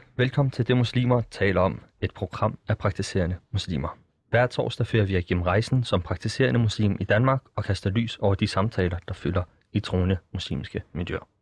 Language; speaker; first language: Danish; early bilingual, other home language; Arabic